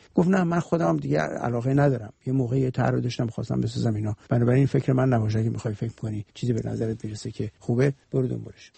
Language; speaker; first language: Persian; native; Persian